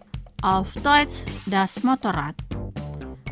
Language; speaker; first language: German; non-native, fluent; Indonesian